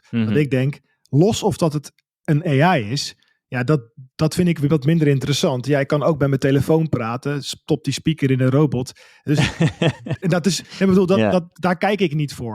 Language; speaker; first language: Dutch; native; Dutch